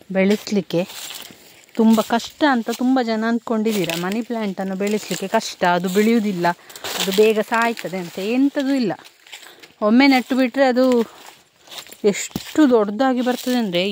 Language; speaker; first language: Kannada; native; Kannada